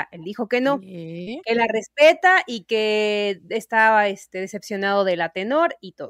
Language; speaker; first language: Spanish; native; Spanish